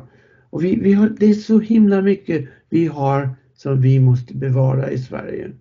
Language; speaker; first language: Swedish; non-native, fluent; English